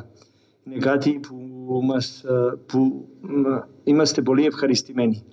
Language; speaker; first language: Greek; non-native, fluent; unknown